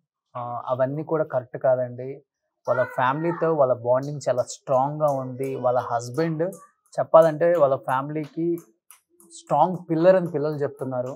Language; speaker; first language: Telugu; native; Telugu